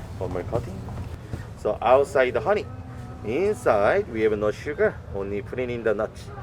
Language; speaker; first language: English; non-native, learner; Korean